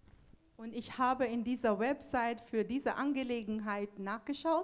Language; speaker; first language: German; non-native, fluent; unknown